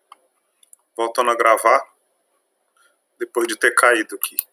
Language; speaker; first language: Portuguese; native; Portuguese